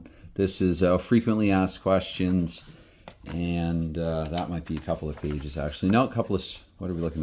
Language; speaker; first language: English; native; English